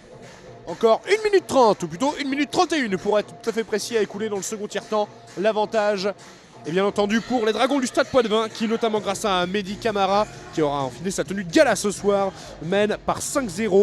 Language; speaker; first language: French; native; French